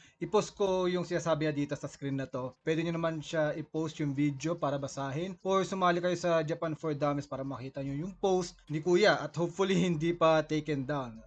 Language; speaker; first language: Filipino; native; Filipino